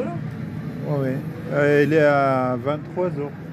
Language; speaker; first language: French; non-native, fluent; Arabic